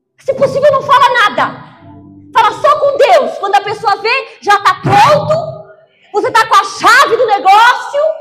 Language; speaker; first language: Portuguese; native; Portuguese